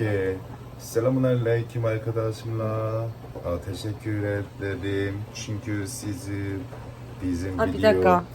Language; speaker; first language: Turkish; non-native, learner; Korean